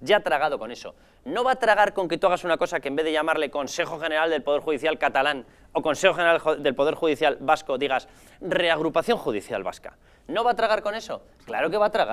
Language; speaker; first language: Spanish; native; Spanish